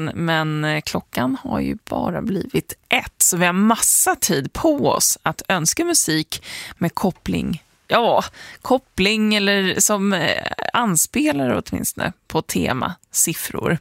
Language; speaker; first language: Swedish; native; Swedish